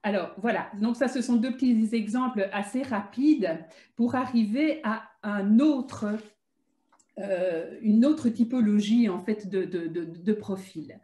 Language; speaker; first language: French; native; French